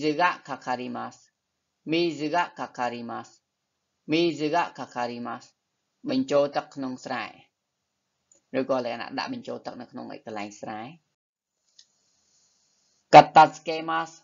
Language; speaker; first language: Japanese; non-native, fluent; Khmer